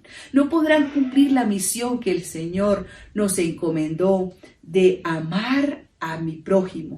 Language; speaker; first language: Spanish; native; Spanish